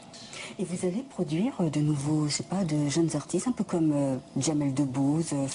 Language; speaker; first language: French; native; French